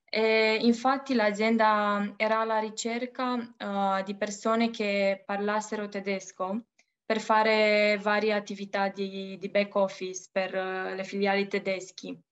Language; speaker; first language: Italian; non-native, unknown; Romanian